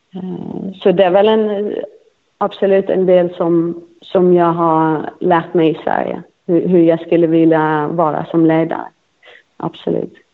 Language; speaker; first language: Swedish; non-native, fluent; Dutch